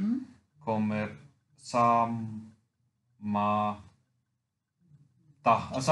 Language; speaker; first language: Swedish; non-native, fluent; Finnish